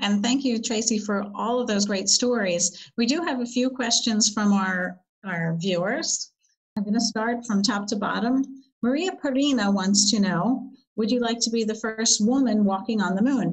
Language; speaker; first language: English; native; English